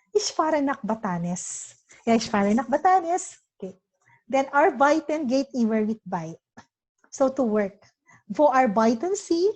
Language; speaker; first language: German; non-native, learner; Filipino